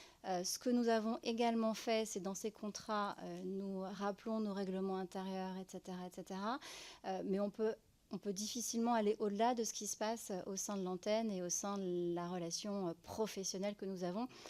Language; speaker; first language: French; native; French